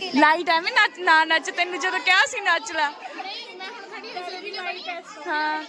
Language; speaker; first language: Punjabi; non-native, local second language; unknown